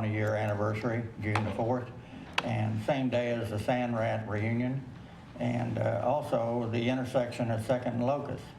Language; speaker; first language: English; native; English